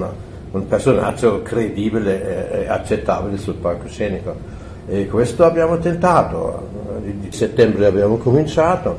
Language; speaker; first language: Italian; non-native, fluent; German